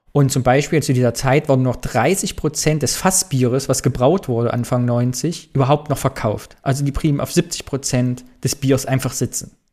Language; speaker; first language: German; native; German